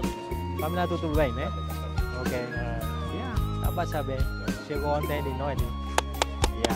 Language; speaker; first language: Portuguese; non-native, learner; Vietnamese